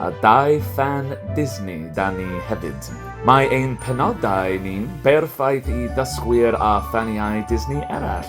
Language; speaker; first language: Welsh; non-native, fluent; English